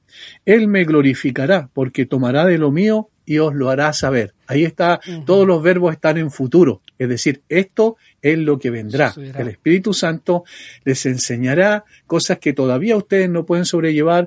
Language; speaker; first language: Spanish; native; Spanish